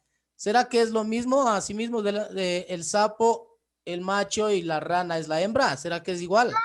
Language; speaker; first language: Spanish; native; Spanish